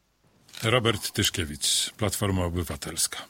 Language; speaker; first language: Polish; native; Polish